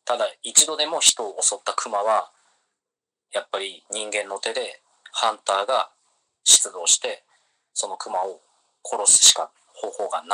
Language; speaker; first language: Japanese; native; Japanese